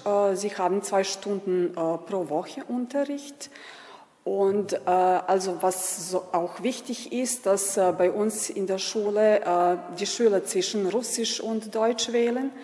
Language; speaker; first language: German; non-native, fluent; Serbian